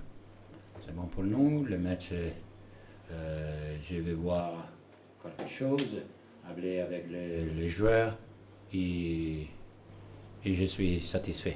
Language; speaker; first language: French; non-native, learner; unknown